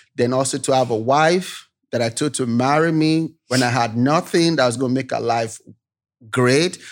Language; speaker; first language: English; non-native, local second language; Yoruba